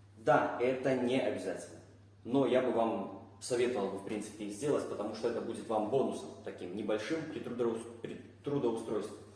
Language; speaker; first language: Russian; native; Russian